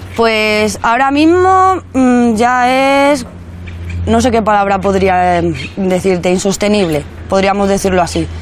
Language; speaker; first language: Spanish; native; Spanish